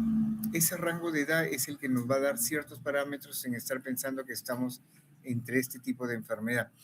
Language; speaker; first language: Spanish; native; Spanish